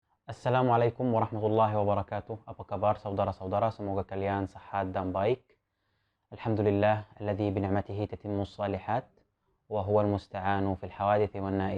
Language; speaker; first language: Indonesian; non-native, fluent; Arabic